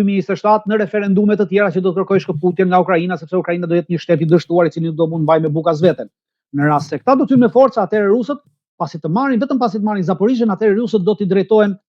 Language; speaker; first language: Albanian; native; Albanian